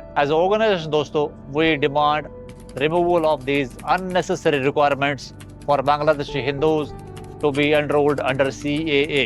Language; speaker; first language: Hindi; native; Hindi